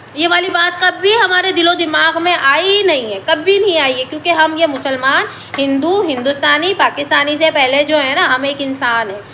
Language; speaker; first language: Urdu; native; Urdu